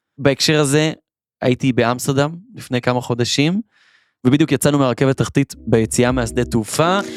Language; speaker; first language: Hebrew; native; Hebrew